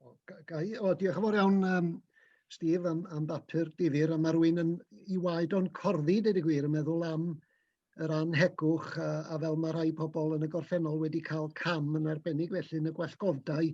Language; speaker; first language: Welsh; native; Welsh